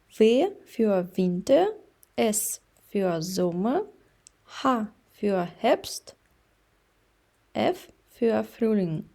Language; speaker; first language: German; non-native, fluent; Ukrainian